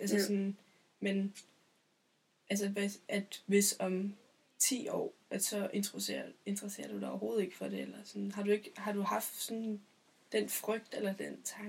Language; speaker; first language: Danish; native; Danish